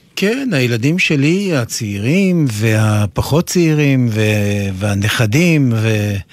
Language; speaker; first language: Hebrew; non-native, fluent; French